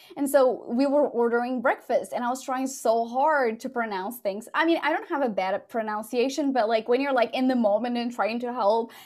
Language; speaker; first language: English; non-native, fluent; Portuguese